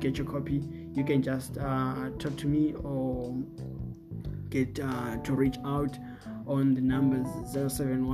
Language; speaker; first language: English; non-native, local second language; North Ndebele